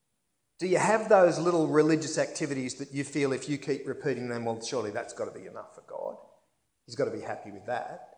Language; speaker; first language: English; native; English